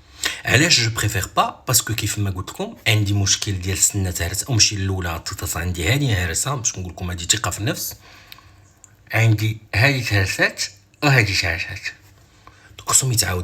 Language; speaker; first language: Arabic; native; Arabic